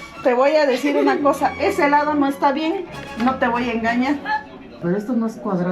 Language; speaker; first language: Spanish; native; Spanish